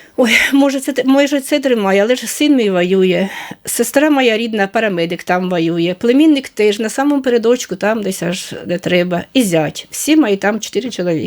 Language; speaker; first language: Ukrainian; native; Ukrainian